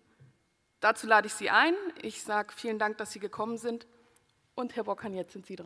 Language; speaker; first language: German; native; German